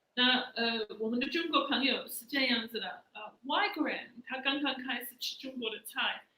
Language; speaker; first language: Chinese; non-native, fluent; English